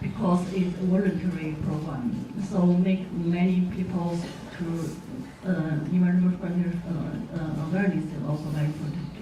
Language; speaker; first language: English; non-native, fluent; Chinese